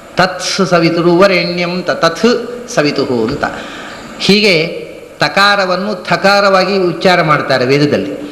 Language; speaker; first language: Kannada; non-native, local second language; Tulu